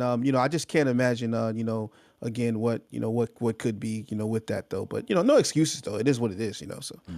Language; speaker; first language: English; native; English